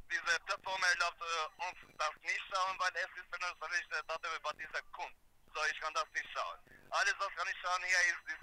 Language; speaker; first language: German; non-native, learner; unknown